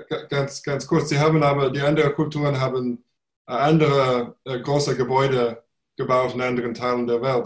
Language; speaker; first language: German; non-native, fluent; English